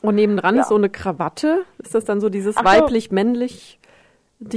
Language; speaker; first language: German; native; German